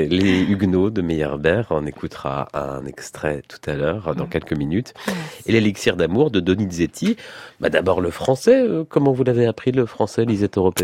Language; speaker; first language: French; native; French